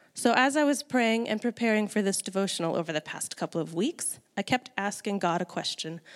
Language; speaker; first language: English; native; English